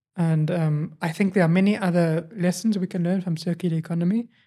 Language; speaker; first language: English; native; English